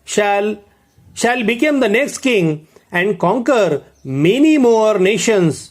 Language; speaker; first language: English; non-native, local second language; Marathi